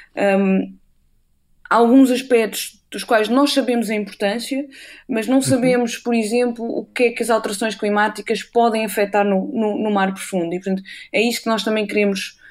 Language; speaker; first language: Portuguese; native; Portuguese